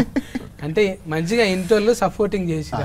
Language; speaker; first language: Telugu; native; Telugu